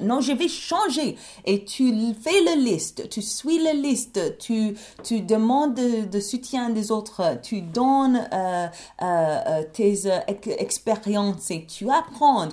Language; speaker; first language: French; non-native, learner; English